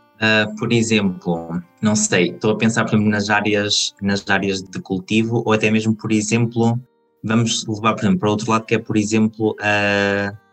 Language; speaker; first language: Portuguese; native; Portuguese